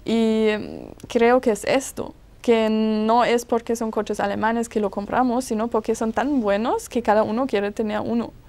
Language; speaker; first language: Spanish; non-native, fluent; German